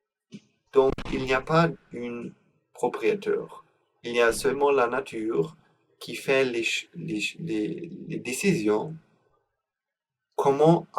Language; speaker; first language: French; non-native, learner; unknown